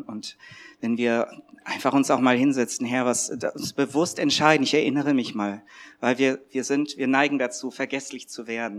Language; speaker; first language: German; native; German